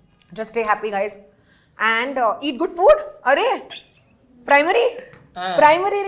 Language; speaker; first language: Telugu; non-native, learner; Hindi